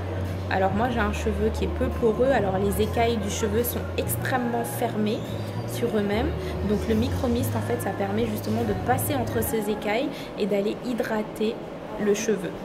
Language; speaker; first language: French; native; French